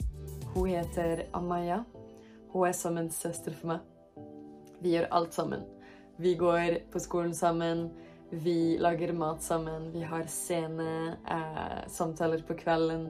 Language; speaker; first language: Norwegian; early bilingual, heritage; French